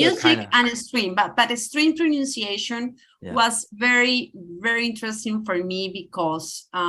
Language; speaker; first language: English; non-native, learner; Spanish